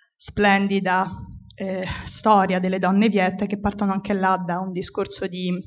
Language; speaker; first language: Italian; native; Italian